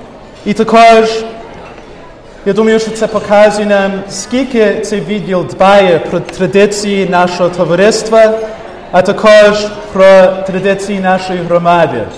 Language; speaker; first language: Ukrainian; early bilingual, heritage; Ukrainian